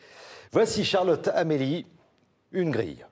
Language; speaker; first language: French; native; French